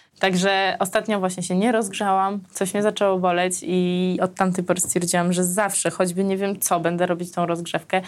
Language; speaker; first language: Polish; early bilingual, other home language; Armenian